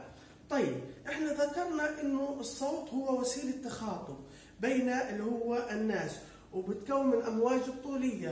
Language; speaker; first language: Arabic; native; Arabic